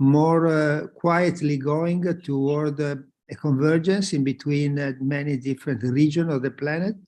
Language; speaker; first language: English; non-native, fluent; Italian